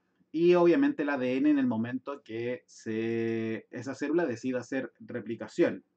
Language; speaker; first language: Spanish; native; Spanish